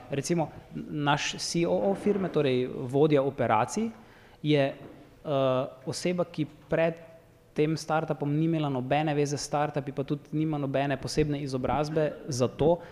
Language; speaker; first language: Slovenian; native; Slovenian